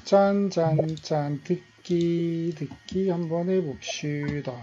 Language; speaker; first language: Korean; native; Korean